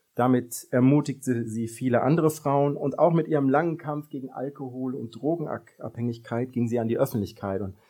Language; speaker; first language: German; native; German